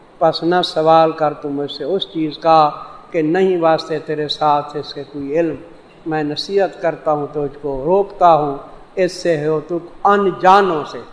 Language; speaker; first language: Urdu; non-native, local second language; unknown